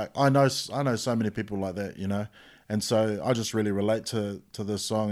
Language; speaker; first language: English; native; English